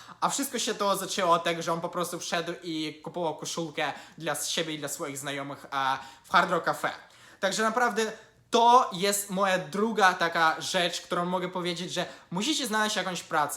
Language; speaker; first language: Polish; non-native, fluent; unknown